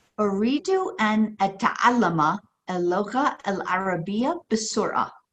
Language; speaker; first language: Arabic; non-native, fluent; English